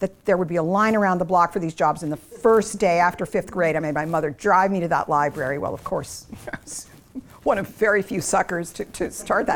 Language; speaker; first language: English; native; English